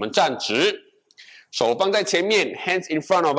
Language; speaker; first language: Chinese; native; Chinese